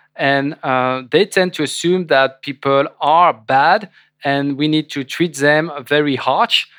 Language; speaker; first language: English; non-native, fluent; French